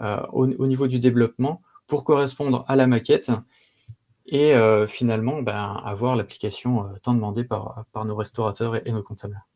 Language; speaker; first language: French; native; French